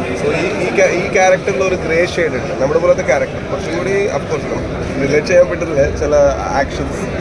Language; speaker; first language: Malayalam; non-native, learner; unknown